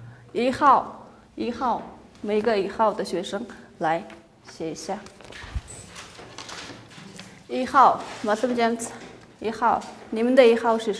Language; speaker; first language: Chinese; non-native, fluent; Mongolian